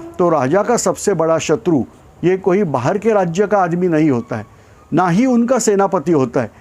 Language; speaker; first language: Hindi; non-native, local second language; Marathi